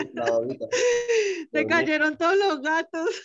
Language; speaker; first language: Spanish; native; Spanish